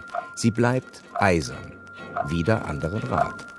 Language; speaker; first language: German; native; German